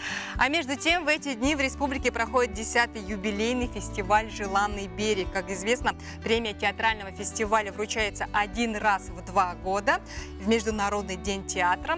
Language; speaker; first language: Russian; native; Russian